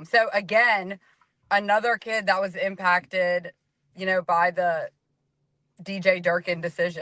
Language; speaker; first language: English; native; English